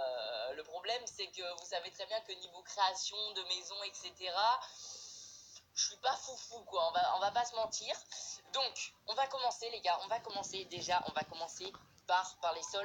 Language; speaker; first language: French; native; French